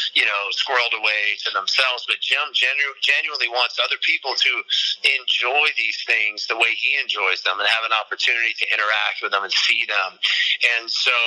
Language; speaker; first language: English; native; English